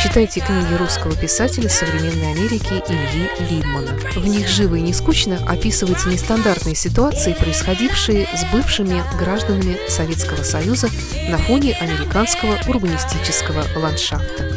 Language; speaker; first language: Russian; native; Russian